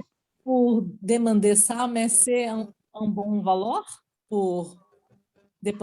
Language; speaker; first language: French; non-native, learner; Portuguese